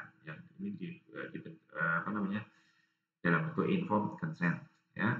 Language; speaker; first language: Indonesian; native; Indonesian